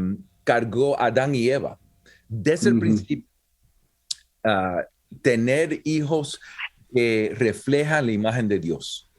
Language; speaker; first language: Spanish; early bilingual, heritage; Spanish